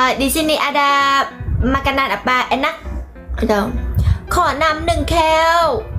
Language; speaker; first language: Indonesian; non-native, fluent; Vietnamese